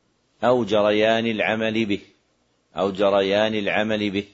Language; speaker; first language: Arabic; native; Arabic